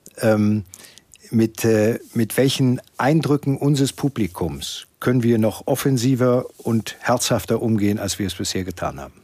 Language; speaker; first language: German; native; German